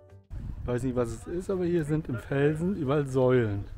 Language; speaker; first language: German; native; German